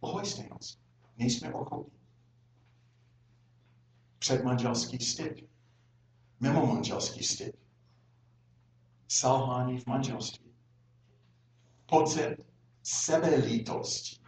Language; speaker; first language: Czech; non-native, fluent; English